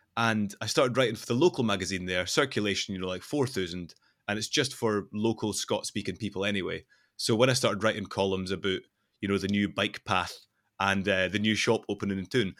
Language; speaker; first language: English; non-native, local second language; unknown